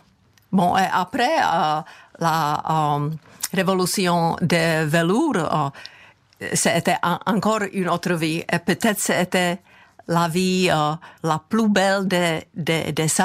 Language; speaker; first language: French; non-native, fluent; Czech